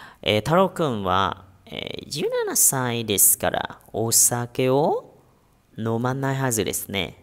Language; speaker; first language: Japanese; non-native, fluent; Vietnamese